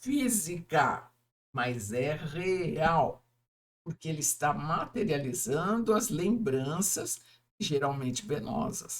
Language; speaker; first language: Portuguese; native; Portuguese